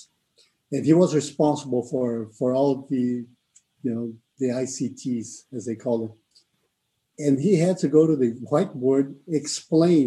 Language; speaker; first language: English; non-native, fluent; Portuguese